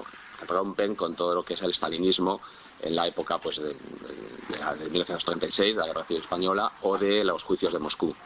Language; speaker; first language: Spanish; native; Spanish